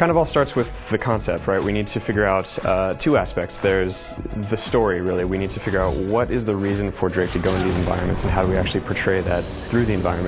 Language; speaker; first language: English; native; English